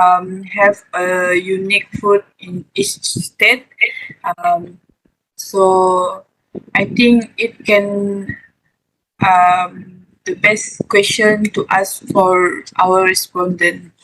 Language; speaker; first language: English; non-native, learner; Malay